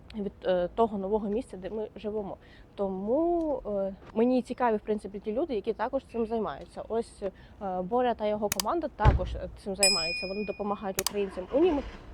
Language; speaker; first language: Ukrainian; native; Ukrainian